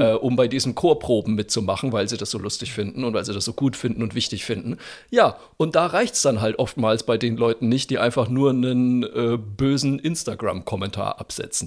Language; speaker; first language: German; native; German